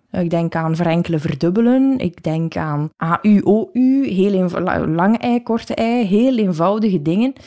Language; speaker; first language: Dutch; native; Dutch